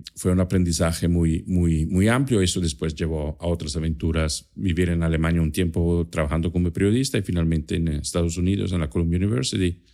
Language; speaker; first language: Spanish; non-native, fluent; German